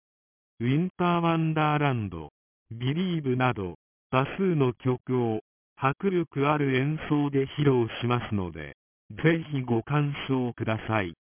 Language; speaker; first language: Japanese; native; Japanese